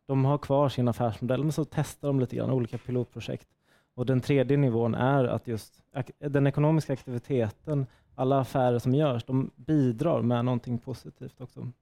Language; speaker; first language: Swedish; native; Swedish